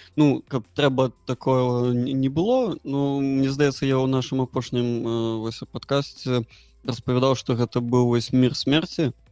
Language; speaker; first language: Belarusian; non-native, local second language; Russian